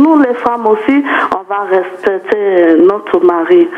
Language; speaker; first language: French; non-native, learner; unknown